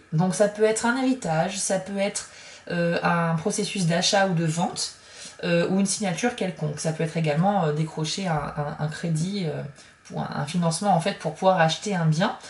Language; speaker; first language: French; native; French